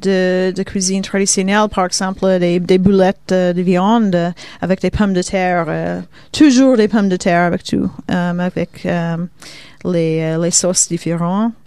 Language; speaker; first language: French; non-native, fluent; Swedish